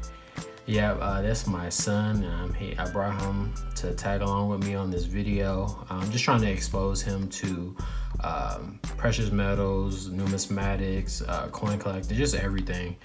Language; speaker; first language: English; native; English